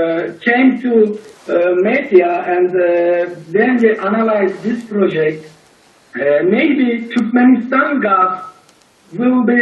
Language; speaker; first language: English; non-native, learner; Turkish